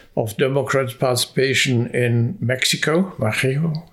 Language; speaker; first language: English; non-native, fluent; Hungarian